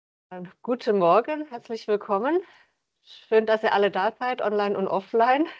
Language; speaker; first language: German; native; German